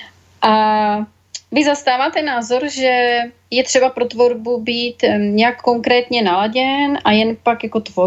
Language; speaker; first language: Czech; native; Czech